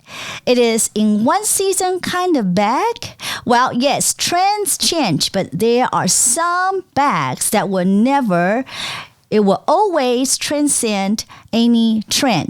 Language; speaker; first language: English; non-native, fluent; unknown